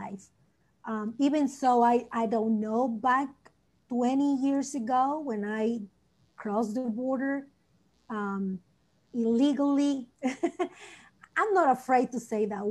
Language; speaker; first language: English; non-native, learner; Spanish